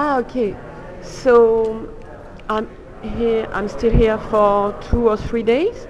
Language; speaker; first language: English; non-native, learner; French